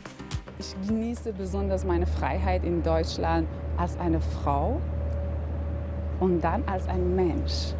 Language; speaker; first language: German; early bilingual, other home language; Persian